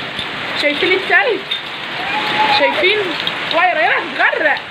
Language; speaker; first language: Arabic; native; Arabic